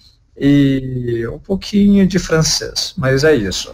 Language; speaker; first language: Portuguese; native; Portuguese